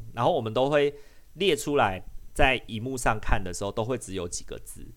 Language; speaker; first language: Chinese; non-native, local second language; Min Nan Chinese